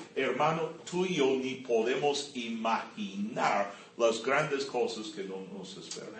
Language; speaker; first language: Spanish; non-native, fluent; English